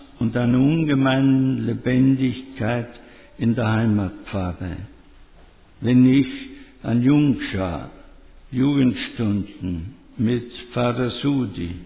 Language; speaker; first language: German; native; German